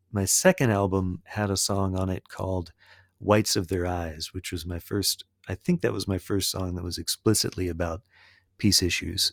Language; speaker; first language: English; native; English